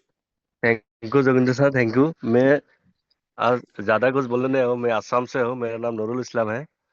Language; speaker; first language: Hindi; non-native, local second language; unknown